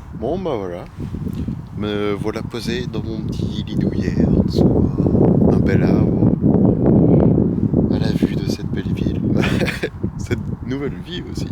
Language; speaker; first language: French; native; French